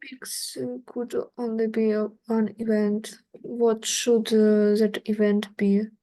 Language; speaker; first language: English; non-native, learner; Russian